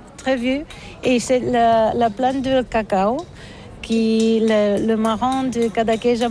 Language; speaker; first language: French; non-native, learner; Catalan